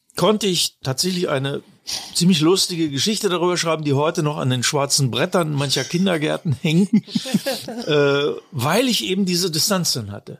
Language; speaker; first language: German; native; German